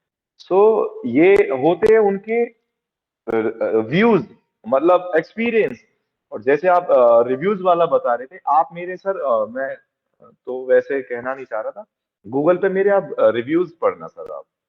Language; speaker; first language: Hindi; native; Hindi